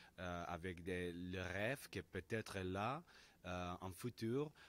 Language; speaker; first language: French; non-native, learner; Spanish